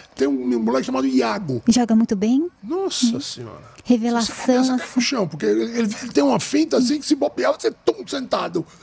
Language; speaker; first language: Portuguese; native; Portuguese